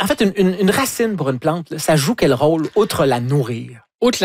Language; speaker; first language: French; native; French